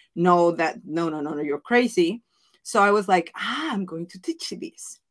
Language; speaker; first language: English; non-native, fluent; Spanish